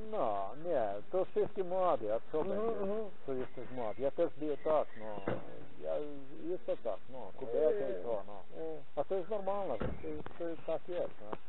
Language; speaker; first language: Polish; non-native, learner; Ukrainian